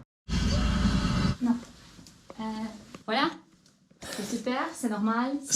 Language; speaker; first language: French; non-native, learner; Ukrainian